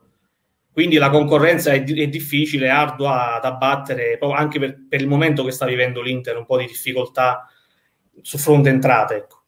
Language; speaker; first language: Italian; native; Italian